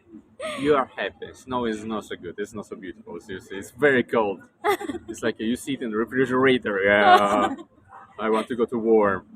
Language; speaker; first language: English; non-native, learner; Russian